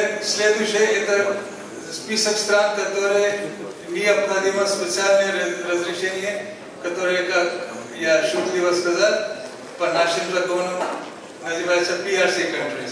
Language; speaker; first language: Russian; non-native, learner; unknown